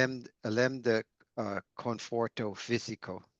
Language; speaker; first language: Portuguese; non-native, learner; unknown